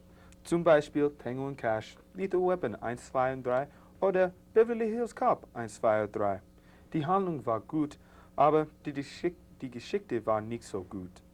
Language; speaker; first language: German; non-native, learner; English